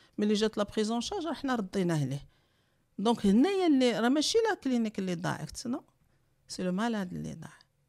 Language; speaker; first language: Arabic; native; Arabic